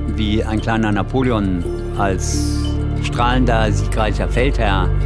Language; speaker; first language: German; native; German